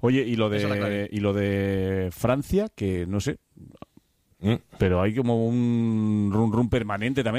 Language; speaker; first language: Spanish; native; Spanish